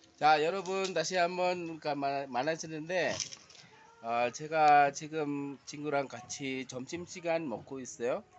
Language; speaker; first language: Korean; non-native, learner; Indonesian